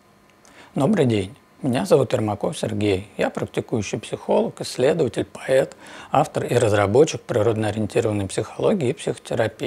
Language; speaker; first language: Russian; native; Russian